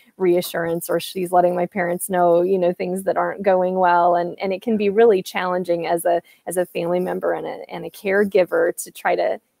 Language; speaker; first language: English; native; English